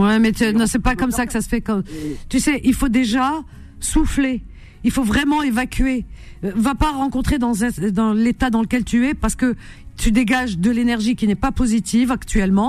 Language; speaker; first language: French; native; French